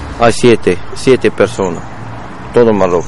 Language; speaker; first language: Spanish; non-native, learner; Arabic